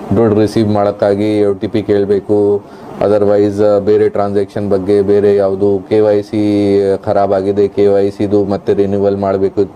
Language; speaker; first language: Kannada; non-native, local second language; Hindi